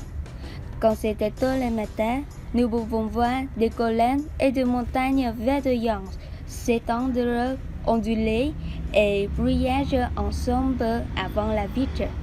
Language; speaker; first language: French; non-native, learner; Vietnamese